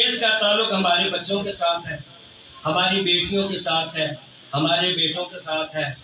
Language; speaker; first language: Urdu; non-native, local second language; Punjabi